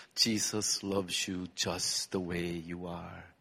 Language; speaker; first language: English; early bilingual, heritage; English